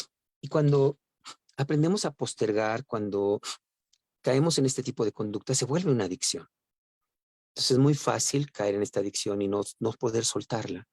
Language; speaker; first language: Spanish; native; Spanish